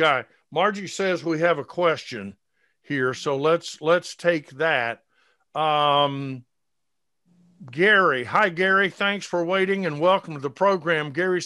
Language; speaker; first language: English; native; English